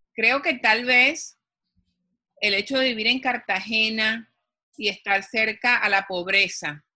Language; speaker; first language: Spanish; native; Spanish